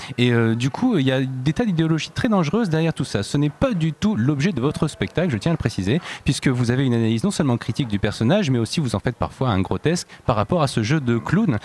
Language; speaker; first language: French; native; French